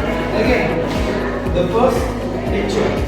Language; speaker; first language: English; non-native, learner; Indonesian